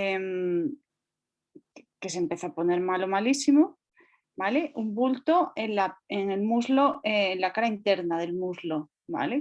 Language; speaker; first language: Spanish; native; Spanish